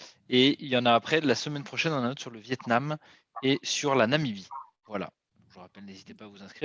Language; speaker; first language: French; native; French